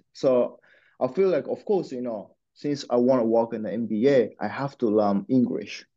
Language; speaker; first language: English; non-native, learner; Japanese